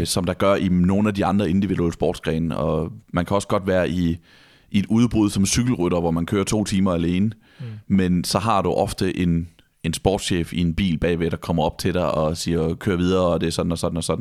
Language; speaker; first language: Danish; native; Danish